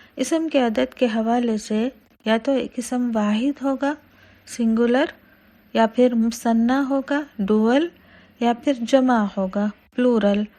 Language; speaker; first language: Urdu; native; Urdu